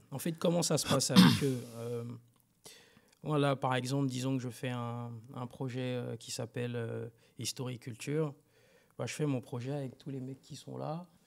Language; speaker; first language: French; native; French